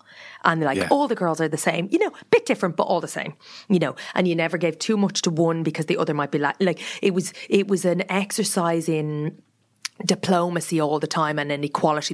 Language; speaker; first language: English; native; English